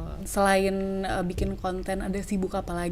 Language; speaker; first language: Indonesian; native; Indonesian